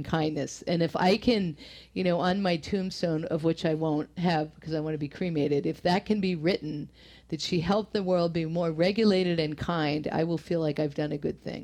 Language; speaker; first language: English; native; English